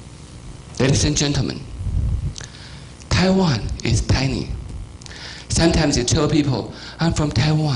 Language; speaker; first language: English; non-native, fluent; Chinese